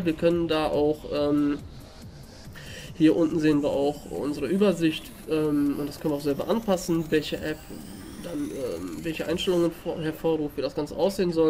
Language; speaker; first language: German; native; German